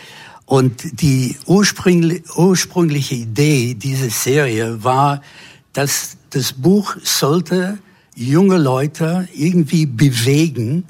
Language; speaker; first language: German; non-native, fluent; English